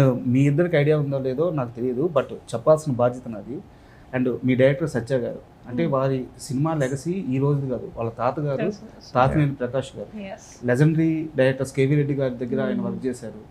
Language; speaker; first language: Telugu; native; Telugu